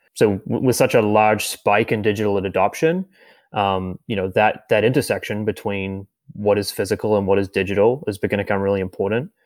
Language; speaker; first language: English; native; English